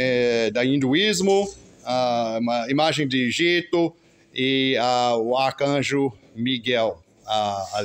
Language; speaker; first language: Portuguese; non-native, fluent; English